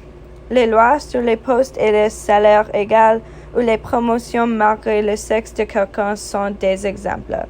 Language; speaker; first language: French; non-native, fluent; English